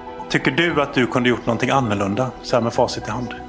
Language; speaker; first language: Swedish; native; Swedish